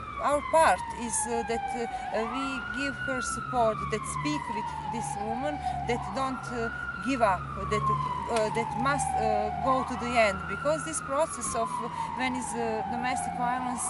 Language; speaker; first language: English; non-native, learner; Serbian